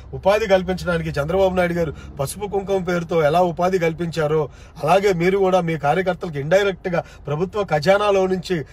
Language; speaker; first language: Telugu; native; Telugu